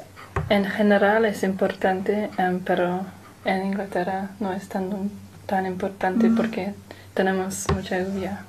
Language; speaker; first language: Spanish; non-native, learner; English